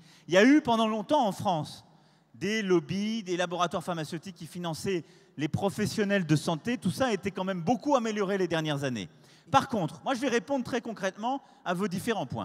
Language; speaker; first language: French; native; French